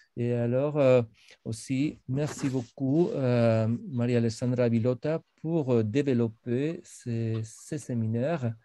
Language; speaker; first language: French; non-native, fluent; Spanish